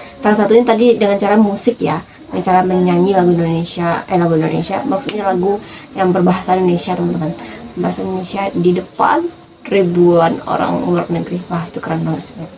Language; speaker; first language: Indonesian; native; Indonesian